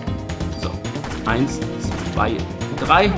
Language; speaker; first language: German; native; German